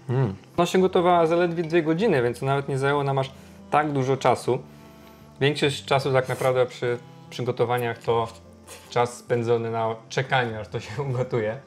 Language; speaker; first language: Polish; native; Polish